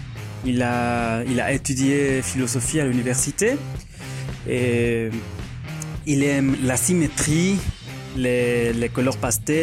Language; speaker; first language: French; non-native, fluent; Spanish